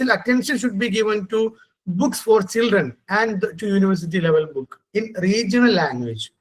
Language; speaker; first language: English; non-native, local second language; Malayalam